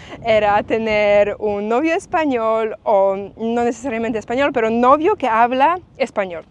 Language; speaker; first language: Spanish; non-native, fluent; Polish